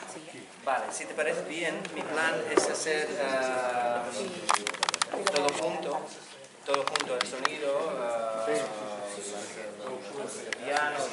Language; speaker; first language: Spanish; non-native, fluent; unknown